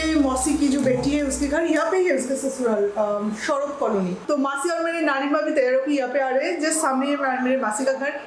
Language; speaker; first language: Hindi; non-native, local second language; Bangla